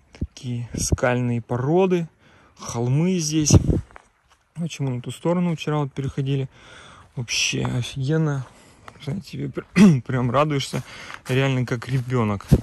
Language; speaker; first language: Russian; native; Russian